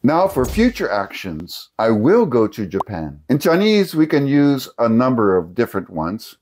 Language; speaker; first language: English; native; English